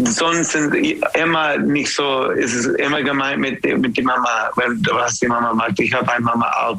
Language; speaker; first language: German; non-native, learner; English